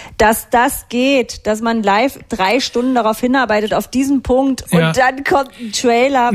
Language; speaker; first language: German; native; German